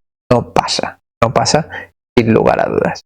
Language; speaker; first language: Spanish; native; Spanish